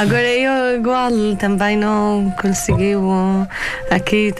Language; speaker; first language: Portuguese; non-native, learner; Arabic